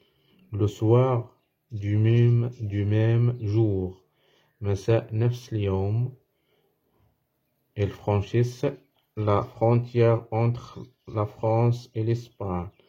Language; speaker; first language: French; non-native, fluent; Arabic